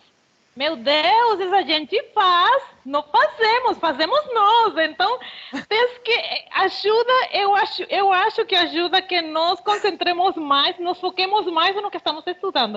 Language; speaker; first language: Portuguese; non-native, fluent; Spanish